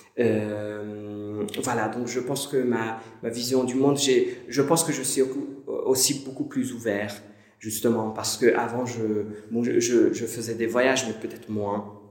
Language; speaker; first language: French; non-native, fluent; Hungarian